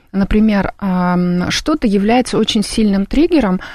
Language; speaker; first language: Russian; native; Russian